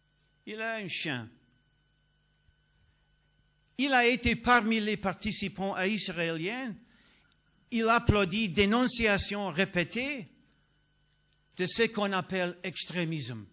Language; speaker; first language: French; non-native, learner; English